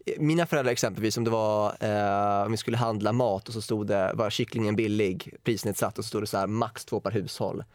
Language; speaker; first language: Swedish; early bilingual, other home language; Kurdish